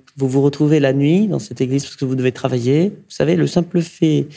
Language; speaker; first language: French; native; French